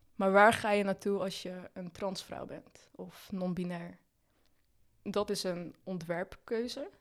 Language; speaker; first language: Dutch; early bilingual, other home language; Arabic